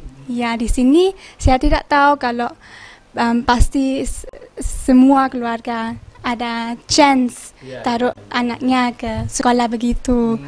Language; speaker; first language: Indonesian; early bilingual, heritage; Indonesian